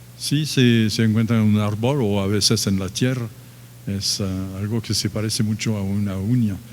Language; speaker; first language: Spanish; non-native, fluent; French